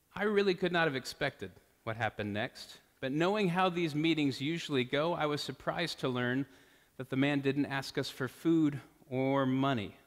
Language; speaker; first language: English; native; English